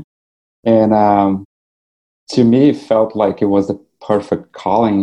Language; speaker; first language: English; non-native, fluent; Portuguese